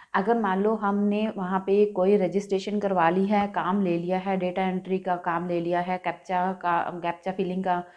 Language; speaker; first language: Hindi; non-native, local second language; Punjabi